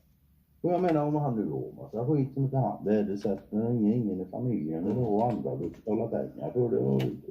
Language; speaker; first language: Swedish; native; Swedish